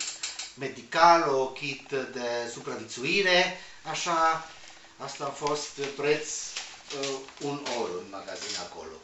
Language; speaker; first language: Romanian; non-native, learner; Spanish